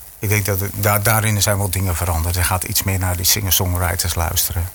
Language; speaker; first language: Dutch; native; Dutch